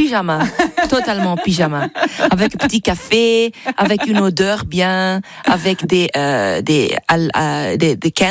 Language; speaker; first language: French; non-native, learner; English